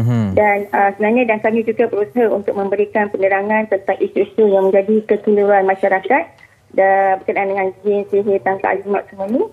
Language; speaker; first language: Malay; native; Malay